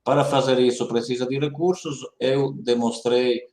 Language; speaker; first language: Portuguese; non-native, fluent; Italian